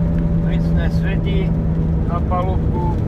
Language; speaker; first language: Czech; non-native, learner; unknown